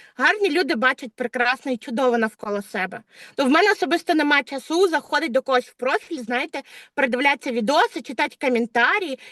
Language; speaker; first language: Ukrainian; non-native, local second language; Russian